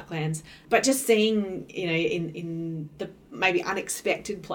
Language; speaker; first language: English; native; English